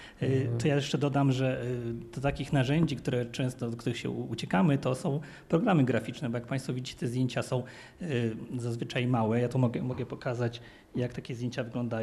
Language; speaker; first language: Polish; native; Polish